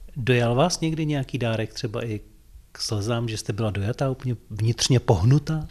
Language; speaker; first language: Czech; native; Czech